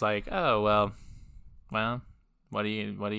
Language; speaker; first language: English; native; English